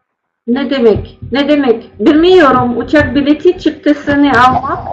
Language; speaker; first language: Turkish; non-native, learner; Russian